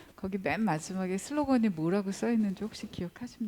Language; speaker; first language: Korean; native; Korean